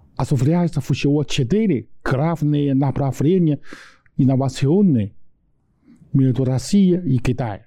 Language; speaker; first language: Russian; non-native, learner; Chinese